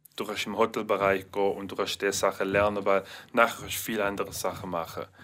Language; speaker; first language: German; non-native, learner; English